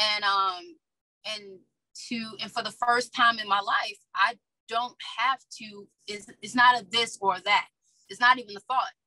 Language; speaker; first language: English; native; English